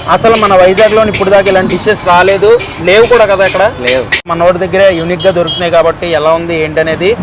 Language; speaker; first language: Telugu; early bilingual, other home language; Burmese